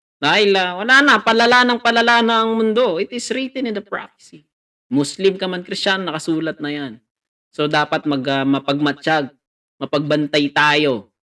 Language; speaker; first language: Filipino; native; Filipino